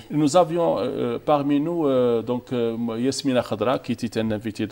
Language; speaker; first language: French; non-native, local second language; Arabic